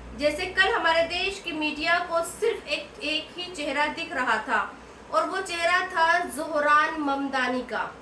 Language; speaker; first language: Hindi; native; Hindi